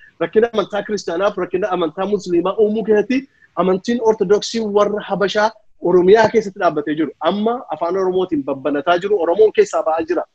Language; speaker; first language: Oromo; native; Oromo